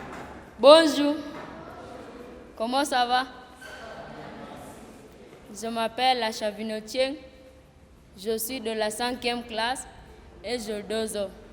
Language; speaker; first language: French; non-native, learner; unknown